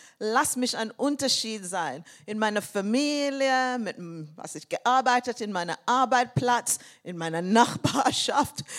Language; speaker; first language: German; non-native, fluent; English